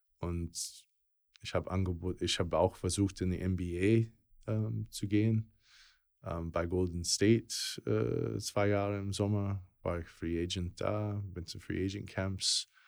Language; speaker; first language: German; non-native, fluent; English